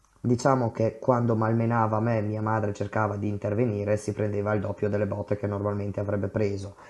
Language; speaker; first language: Italian; non-native, fluent; Romanian